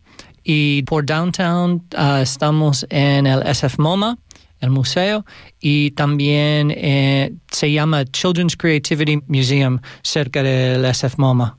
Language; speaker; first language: Spanish; non-native, learner; English